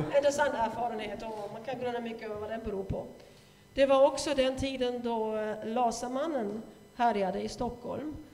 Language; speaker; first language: Swedish; non-native, fluent; German